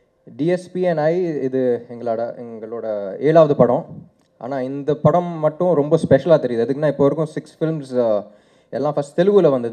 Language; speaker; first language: Tamil; non-native, local second language; Telugu